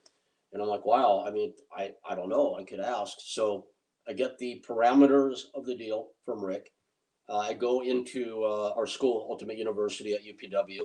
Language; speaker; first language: English; native; English